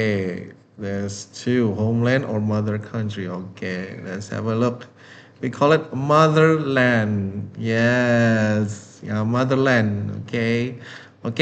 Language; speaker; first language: English; non-native, fluent; Indonesian